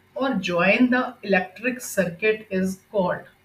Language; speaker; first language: English; non-native, local second language; Punjabi